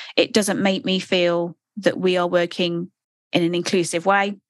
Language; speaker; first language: English; native; English